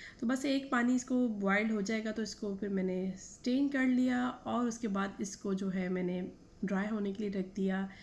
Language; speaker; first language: Urdu; native; Urdu